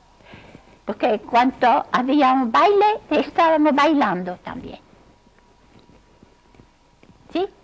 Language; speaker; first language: Spanish; non-native, fluent; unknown